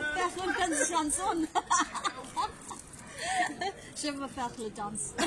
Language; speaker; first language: French; non-native, learner; English